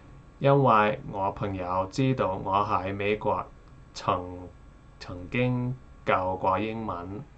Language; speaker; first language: Cantonese; non-native, learner; English